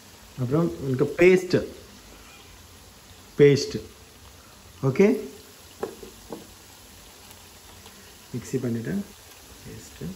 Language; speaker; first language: Tamil; non-native, learner; Telugu